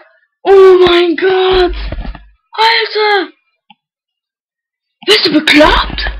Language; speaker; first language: German; native; German